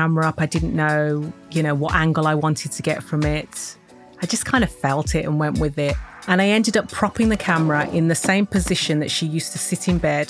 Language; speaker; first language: English; native; English